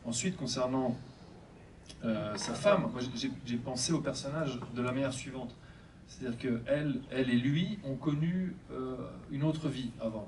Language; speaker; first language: French; native; French